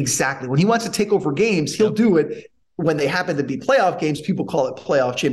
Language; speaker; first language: English; native; English